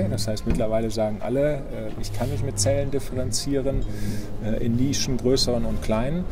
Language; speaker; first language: German; native; German